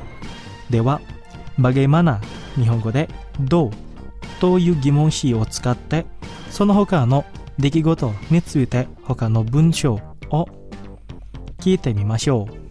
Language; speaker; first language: Japanese; non-native, fluent; Indonesian